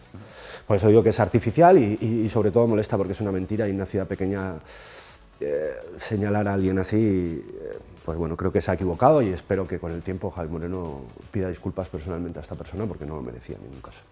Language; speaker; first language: Spanish; native; Spanish